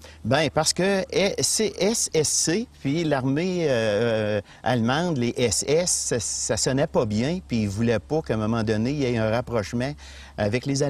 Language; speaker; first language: French; native; French